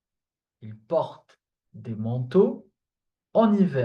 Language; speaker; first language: French; non-native, fluent; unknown